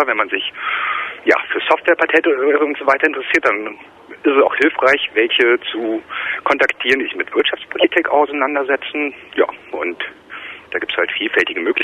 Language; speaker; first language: German; native; German